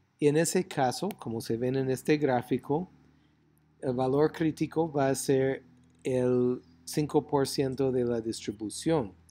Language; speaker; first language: Spanish; non-native, fluent; English